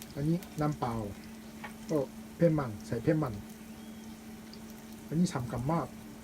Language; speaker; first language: Thai; non-native, learner; Japanese